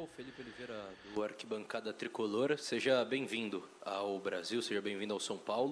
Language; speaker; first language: Portuguese; native; Portuguese